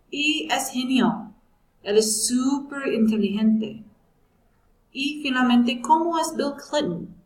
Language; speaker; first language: Spanish; non-native, fluent; English